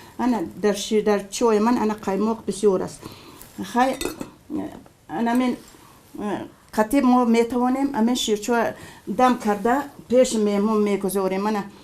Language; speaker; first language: Tajik; non-native, local second language; Shughni